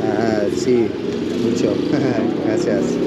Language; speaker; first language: Spanish; non-native, learner; English